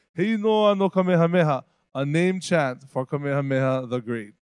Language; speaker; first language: English; native; English